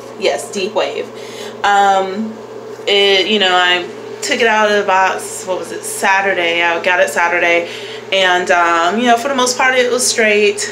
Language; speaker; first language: English; native; English